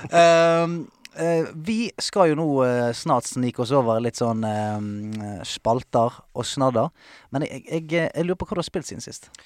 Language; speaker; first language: Norwegian; native; Norwegian